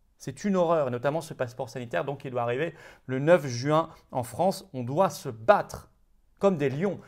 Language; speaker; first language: French; native; French